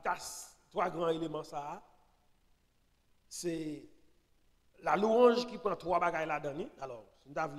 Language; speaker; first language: French; non-native, local second language; Haitian Creole